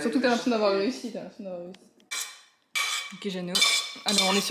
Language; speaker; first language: French; native; French